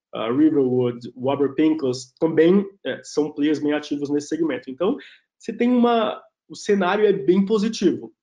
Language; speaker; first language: Portuguese; native; Portuguese